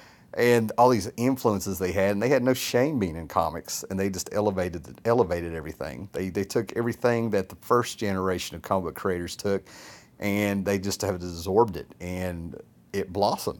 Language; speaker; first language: English; native; English